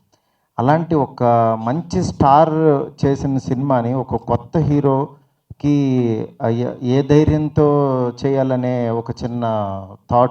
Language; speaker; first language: Telugu; native; Telugu